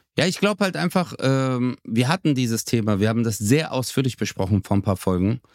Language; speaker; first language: German; early bilingual, other home language; Turkish